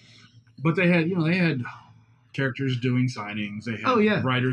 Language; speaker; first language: English; native; English